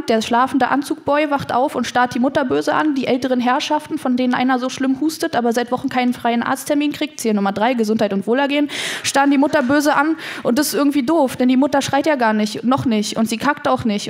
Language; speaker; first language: German; native; German